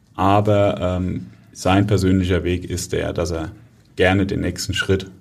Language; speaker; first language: German; native; German